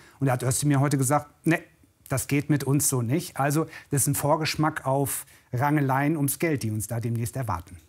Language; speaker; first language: German; native; German